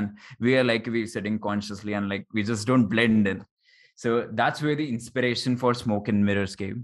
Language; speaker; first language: English; non-native, local second language; Hindi